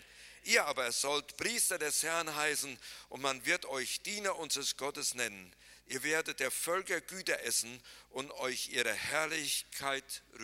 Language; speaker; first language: German; native; German